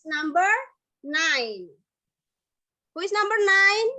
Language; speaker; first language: English; non-native, fluent; Indonesian